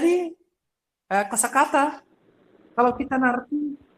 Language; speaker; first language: Indonesian; non-native, fluent; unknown